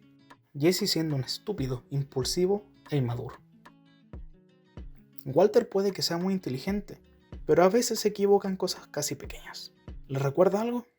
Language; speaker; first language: Spanish; native; Spanish